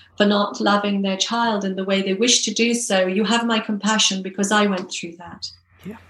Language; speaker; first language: English; native; English